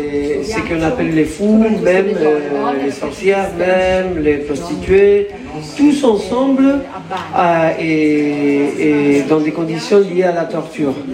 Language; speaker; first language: French; non-native, fluent; Spanish